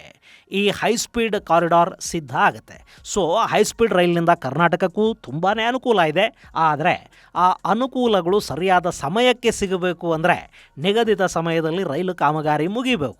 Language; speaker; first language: Kannada; native; Kannada